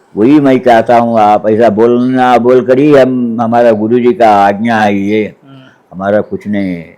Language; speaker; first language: Hindi; non-native, local second language; Telugu